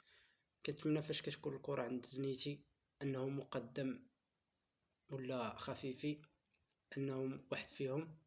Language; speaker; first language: Arabic; native; Arabic